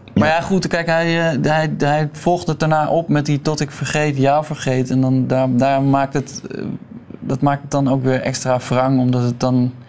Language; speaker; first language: Dutch; native; Dutch